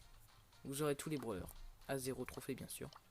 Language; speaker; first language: French; native; French